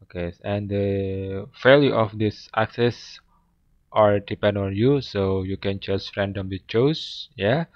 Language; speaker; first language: English; non-native, fluent; Indonesian